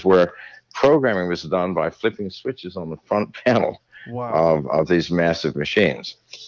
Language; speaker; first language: English; native; English